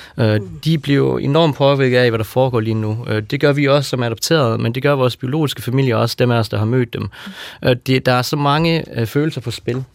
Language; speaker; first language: Danish; native; Danish